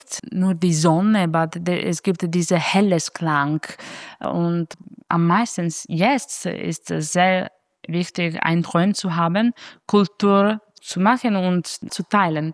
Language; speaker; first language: German; non-native, learner; Italian